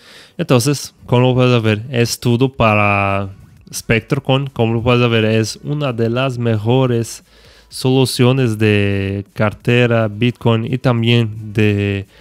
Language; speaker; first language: Spanish; non-native, fluent; Portuguese